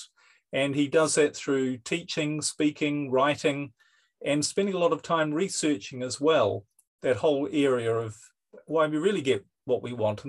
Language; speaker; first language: English; native; English